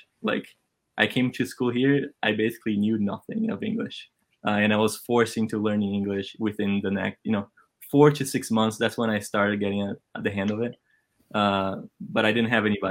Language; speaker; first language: English; non-native, fluent; Portuguese